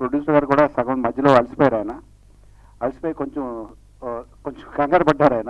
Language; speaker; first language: Telugu; native; Telugu